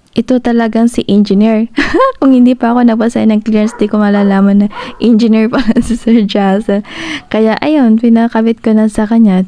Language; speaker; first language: Filipino; non-native, local second language; Cebuano